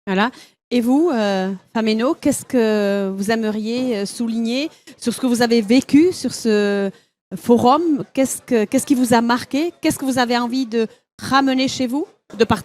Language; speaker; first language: French; native; French